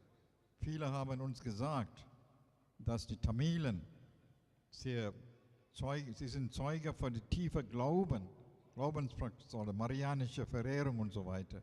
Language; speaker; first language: German; non-native, fluent; Tamil